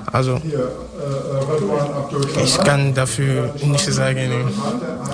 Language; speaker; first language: German; non-native, fluent; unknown